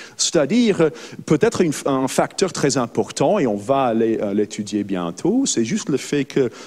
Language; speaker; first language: French; non-native, fluent; English